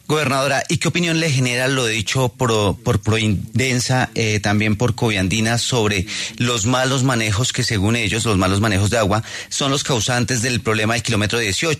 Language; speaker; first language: Spanish; native; Spanish